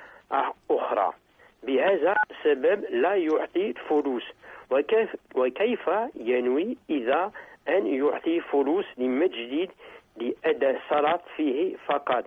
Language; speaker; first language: Arabic; non-native, learner; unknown